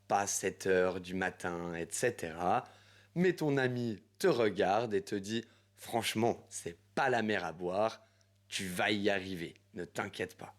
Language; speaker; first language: French; native; French